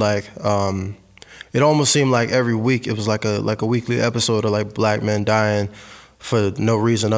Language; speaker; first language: English; native; English